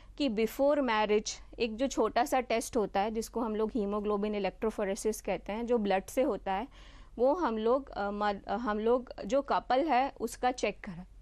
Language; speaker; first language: Hindi; non-native, local second language; Gujarati